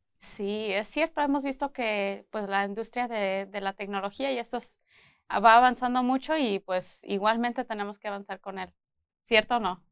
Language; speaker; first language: Spanish; early bilingual, heritage; Spanish